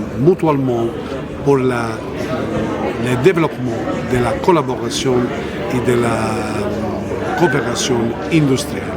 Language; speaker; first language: French; non-native, fluent; Italian